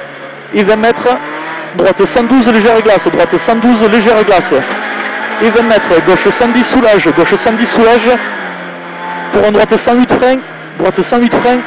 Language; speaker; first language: French; native; French